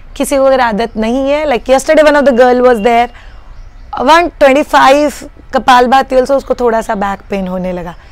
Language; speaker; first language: Hindi; non-native, local second language; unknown